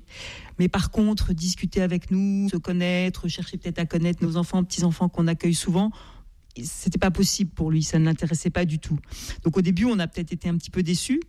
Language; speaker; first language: French; native; French